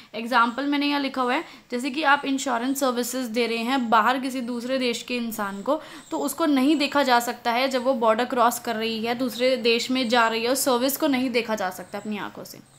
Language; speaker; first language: Hindi; native; Hindi